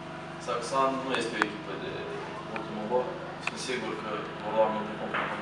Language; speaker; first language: Romanian; non-native, local second language; Russian